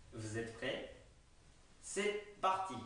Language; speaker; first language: French; non-native, fluent; Japanese